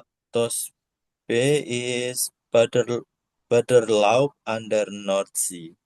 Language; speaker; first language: German; non-native, learner; Indonesian